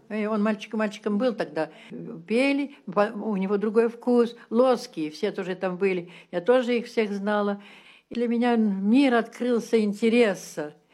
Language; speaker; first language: Russian; early bilingual, heritage; Russian